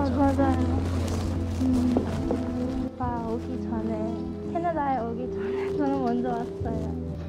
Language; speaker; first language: Korean; non-native, fluent; Cantonese